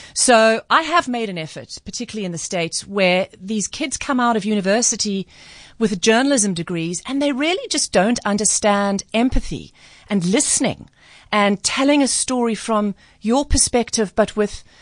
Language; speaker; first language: English; native; English